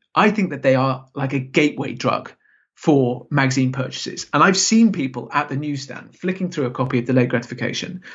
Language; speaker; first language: English; native; English